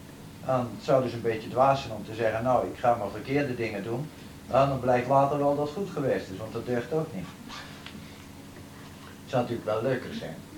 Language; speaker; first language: Dutch; native; Dutch